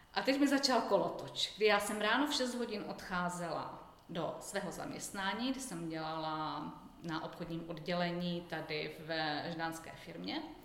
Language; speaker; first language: Czech; native; Czech